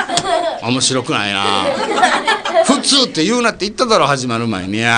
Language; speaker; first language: Japanese; native; Japanese